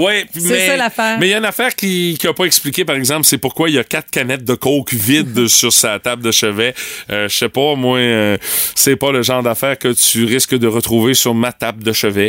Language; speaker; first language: French; native; French